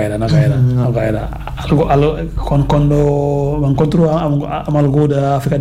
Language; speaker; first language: Catalan; non-native, fluent; Fula